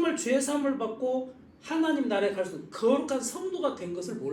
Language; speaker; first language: Korean; native; Korean